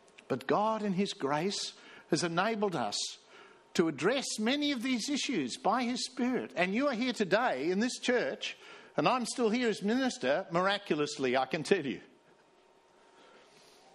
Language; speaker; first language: English; native; English